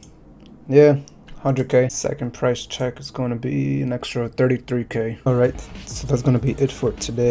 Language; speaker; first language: English; native; English